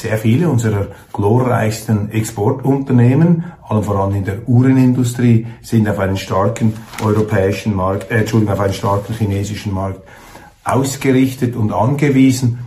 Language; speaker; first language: German; native; German